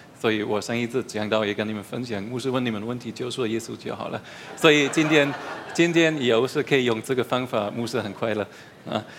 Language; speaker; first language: Chinese; non-native, fluent; German